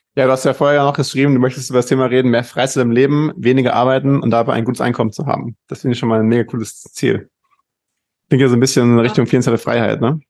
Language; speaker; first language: German; native; German